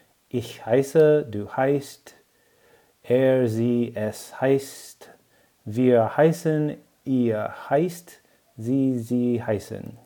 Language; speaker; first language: German; non-native, learner; English